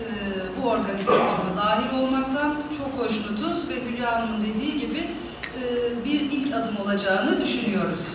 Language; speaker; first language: Turkish; native; Turkish